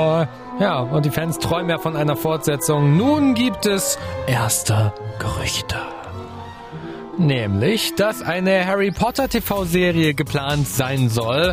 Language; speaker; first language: German; native; German